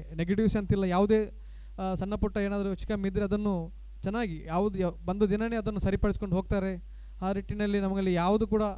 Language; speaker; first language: Kannada; native; Kannada